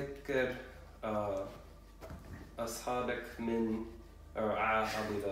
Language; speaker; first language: Arabic; non-native, learner; English